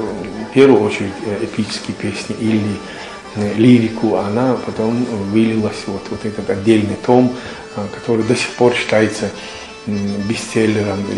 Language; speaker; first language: Russian; non-native, local second language; Chechen